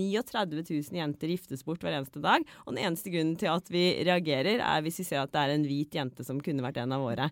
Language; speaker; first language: Norwegian; native; Norwegian